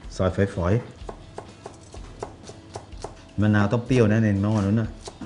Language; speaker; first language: Thai; native; Thai